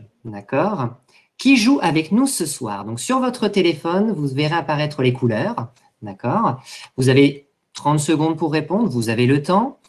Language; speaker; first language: French; native; French